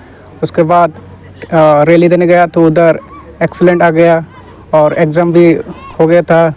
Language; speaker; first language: Hindi; non-native, local second language; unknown